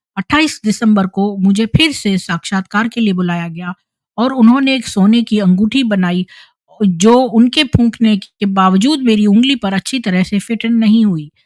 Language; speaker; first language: Hindi; native; Hindi